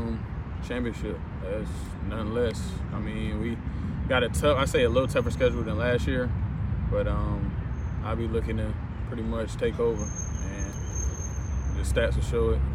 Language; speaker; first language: English; native; English